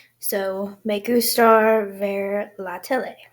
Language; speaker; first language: Spanish; non-native, learner; English